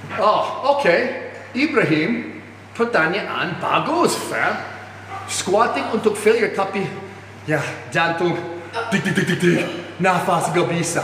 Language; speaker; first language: Indonesian; non-native, fluent; English